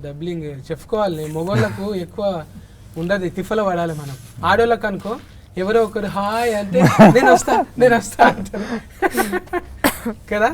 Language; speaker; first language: Telugu; native; Telugu